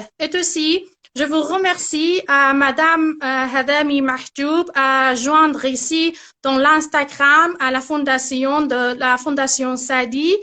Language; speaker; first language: French; non-native, learner; Persian